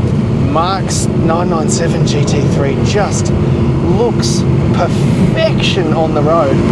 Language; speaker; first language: English; native; English